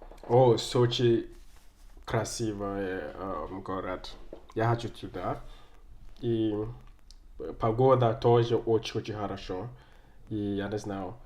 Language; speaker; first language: Russian; non-native, learner; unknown